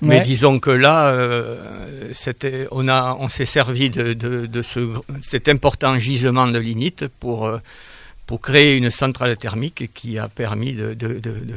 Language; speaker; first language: French; native; French